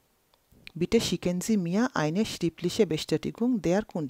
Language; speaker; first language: German; non-native, local second language; Bangla